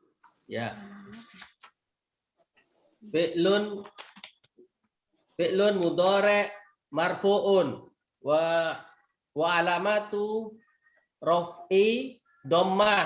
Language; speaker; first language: Arabic; non-native, learner; Indonesian